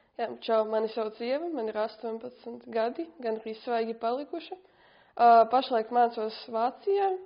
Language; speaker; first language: Latvian; native; Latvian